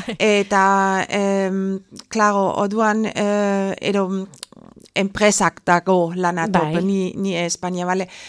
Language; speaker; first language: Basque; non-native, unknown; German